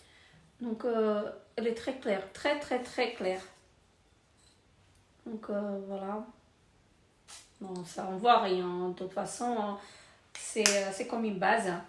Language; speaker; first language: French; native; French